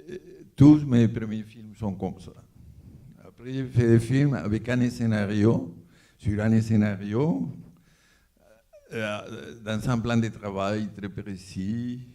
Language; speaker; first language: French; non-native, fluent; Spanish